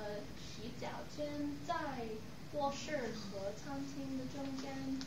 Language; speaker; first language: Chinese; non-native, learner; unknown